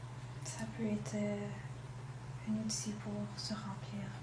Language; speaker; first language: French; non-native, local second language; English